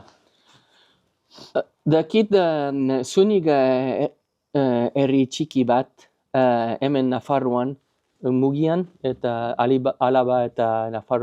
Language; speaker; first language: Basque; non-native, learner; English